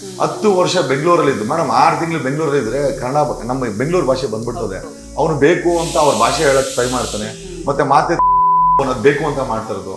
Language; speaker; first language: Kannada; native; Kannada